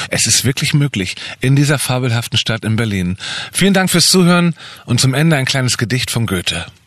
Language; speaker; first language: German; native; German